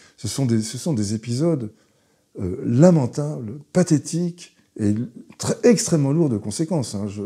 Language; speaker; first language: French; early bilingual, other home language; Hebrew